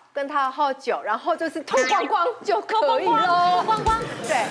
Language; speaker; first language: Chinese; non-native, fluent; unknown